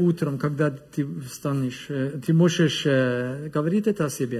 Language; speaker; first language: Russian; non-native, learner; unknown